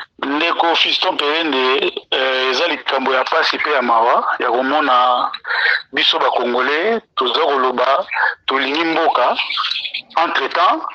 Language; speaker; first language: Lingala; non-native, local second language; Kongo